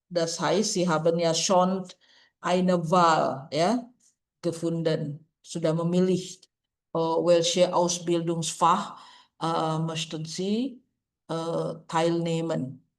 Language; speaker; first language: German; non-native, fluent; Indonesian